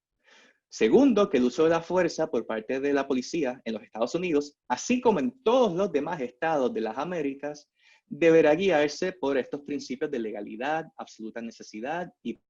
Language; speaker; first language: Spanish; native; Spanish